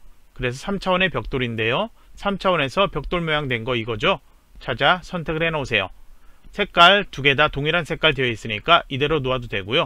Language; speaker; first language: Korean; native; Korean